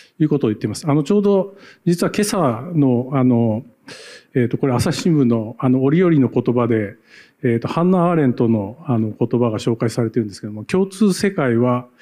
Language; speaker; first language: Japanese; native; Japanese